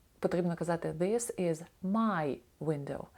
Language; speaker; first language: English; non-native, fluent; Ukrainian